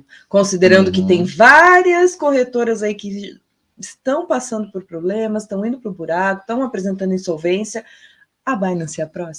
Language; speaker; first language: Portuguese; native; Portuguese